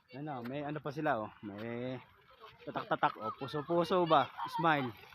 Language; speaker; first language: Filipino; native; Filipino